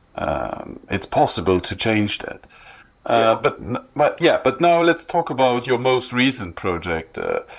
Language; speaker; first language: English; non-native, fluent; Luxembourgish